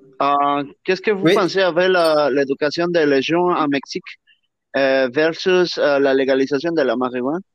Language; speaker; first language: French; non-native, learner; Spanish